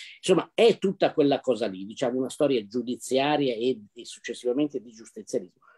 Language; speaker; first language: Italian; native; Italian